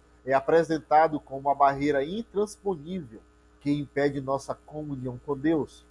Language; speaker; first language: Portuguese; native; Portuguese